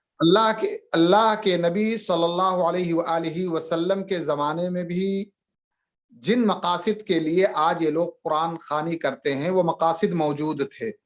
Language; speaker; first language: Urdu; native; Urdu